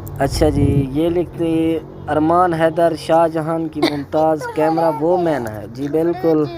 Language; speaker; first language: Urdu; non-native, local second language; Saraiki